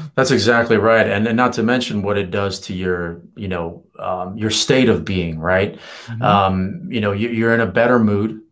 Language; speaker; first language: English; native; English